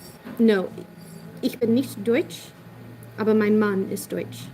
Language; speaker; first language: German; non-native, learner; English